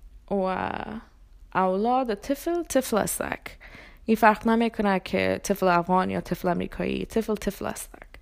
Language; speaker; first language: Persian; early bilingual, other home language; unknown